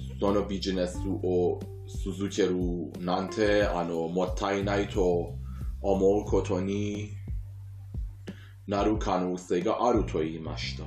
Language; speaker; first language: Japanese; non-native, fluent; Persian